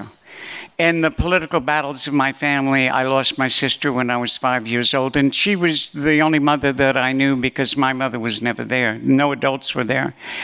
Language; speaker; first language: English; native; English